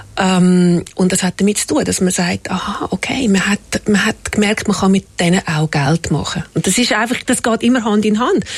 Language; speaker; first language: German; native; German